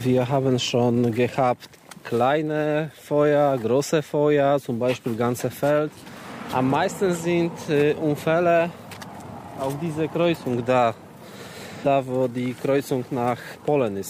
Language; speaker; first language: German; non-native, learner; Polish